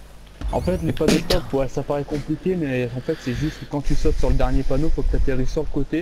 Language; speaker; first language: French; native; French